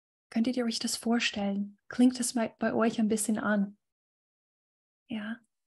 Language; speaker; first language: German; non-native, fluent; English